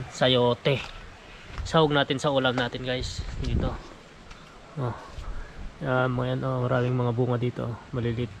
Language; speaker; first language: Filipino; non-native, local second language; Iloko